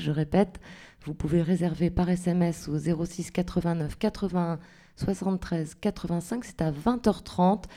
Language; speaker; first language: French; native; French